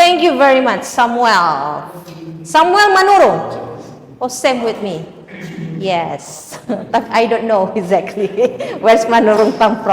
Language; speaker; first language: English; non-native, fluent; Indonesian